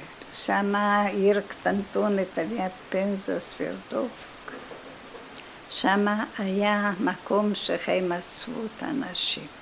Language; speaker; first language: Hebrew; non-native, fluent; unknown